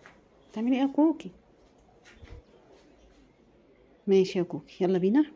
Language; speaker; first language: Arabic; native; Arabic